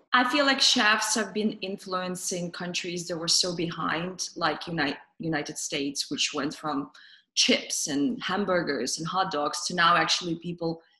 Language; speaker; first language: English; non-native, fluent; Russian